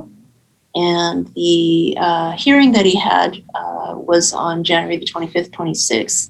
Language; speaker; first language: English; native; English